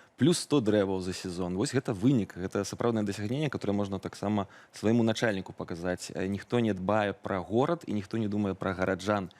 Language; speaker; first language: Belarusian; native; Belarusian